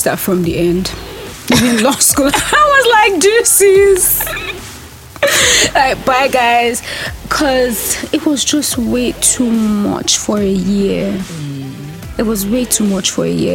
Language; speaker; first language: English; non-native, local second language; Yoruba